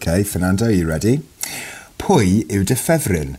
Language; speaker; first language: English; non-native, local second language; Welsh